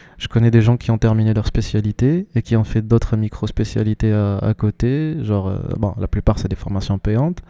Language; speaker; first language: French; non-native, local second language; Arabic